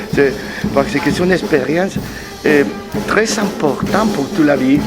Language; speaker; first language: French; non-native, learner; Spanish